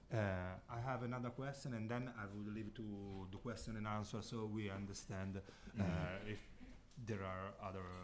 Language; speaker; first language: English; non-native, fluent; Italian